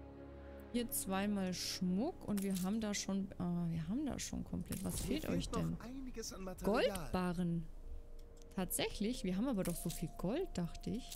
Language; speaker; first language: German; native; German